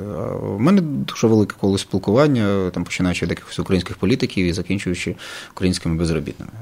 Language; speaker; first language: Ukrainian; native; Ukrainian